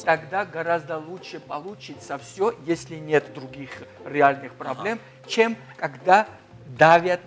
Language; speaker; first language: Russian; non-native, fluent; Georgian